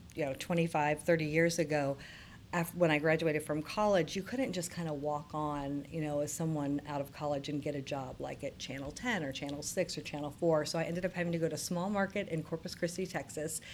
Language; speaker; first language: English; native; English